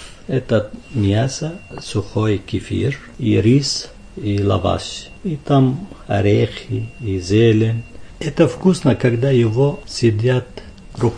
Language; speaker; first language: Russian; non-native, fluent; Arabic